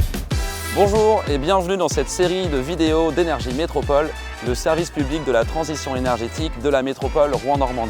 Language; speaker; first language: French; native; French